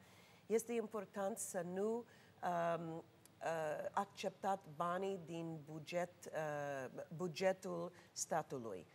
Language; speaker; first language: Romanian; non-native, learner; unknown